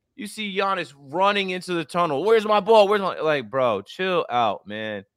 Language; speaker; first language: English; native; English